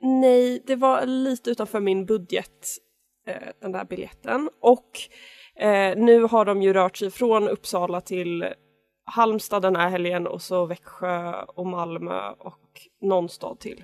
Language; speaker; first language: Swedish; native; Swedish